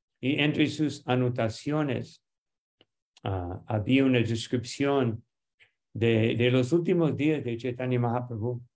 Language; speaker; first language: Spanish; non-native, fluent; English